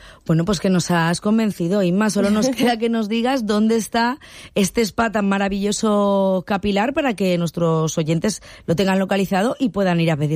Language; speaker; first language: Spanish; native; Spanish